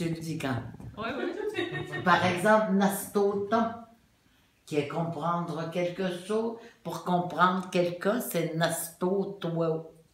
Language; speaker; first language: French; non-native, local second language; Innu-aimun